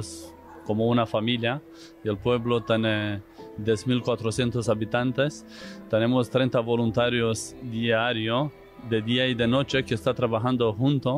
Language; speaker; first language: Spanish; non-native, fluent; Romanian